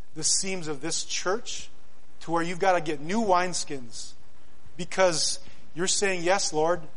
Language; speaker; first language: English; native; English